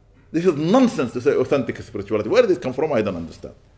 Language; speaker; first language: English; non-native, fluent; Arabic